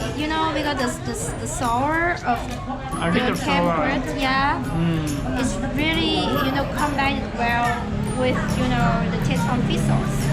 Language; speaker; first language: English; non-native, local second language; Vietnamese